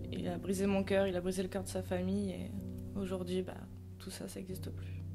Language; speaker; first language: French; native; French